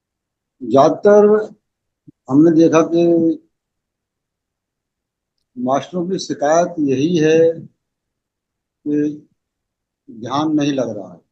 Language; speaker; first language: Hindi; native; Hindi